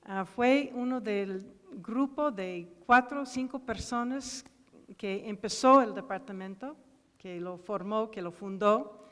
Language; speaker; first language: Spanish; non-native, fluent; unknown